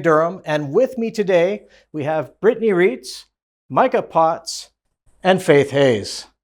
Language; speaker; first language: English; native; English